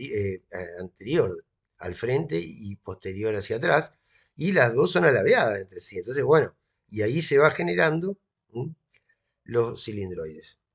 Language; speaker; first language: Spanish; native; Spanish